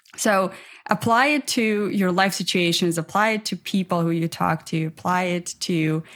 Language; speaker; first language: English; non-native, fluent; Ukrainian